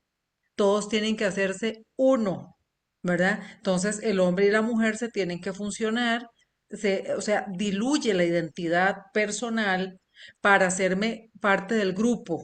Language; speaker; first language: Spanish; native; Spanish